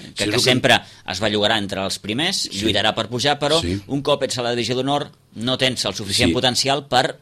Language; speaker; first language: Catalan; native; Catalan